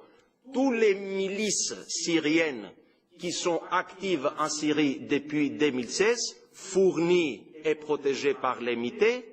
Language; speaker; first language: French; non-native, fluent; Greek